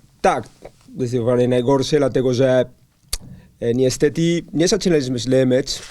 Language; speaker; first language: Polish; non-native, learner; Spanish